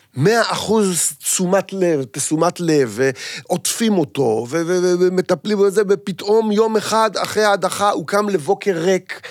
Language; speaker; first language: Hebrew; native; Hebrew